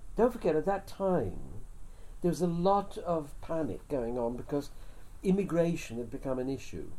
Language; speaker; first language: English; native; English